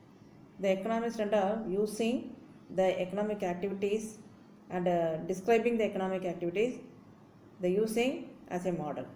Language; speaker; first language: English; non-native, local second language; Tamil